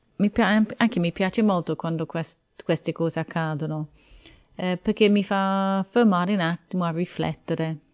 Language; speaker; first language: Italian; non-native, fluent; English